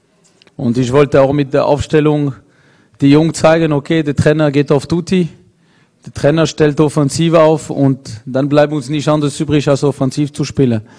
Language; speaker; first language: German; non-native, local second language; French